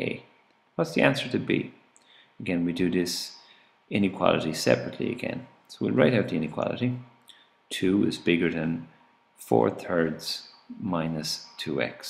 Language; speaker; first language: English; native; English